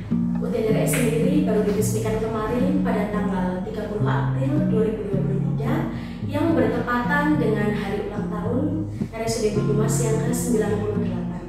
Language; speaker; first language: Indonesian; native; Indonesian